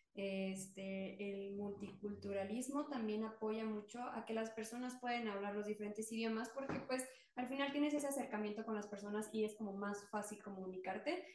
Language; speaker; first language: Spanish; native; Spanish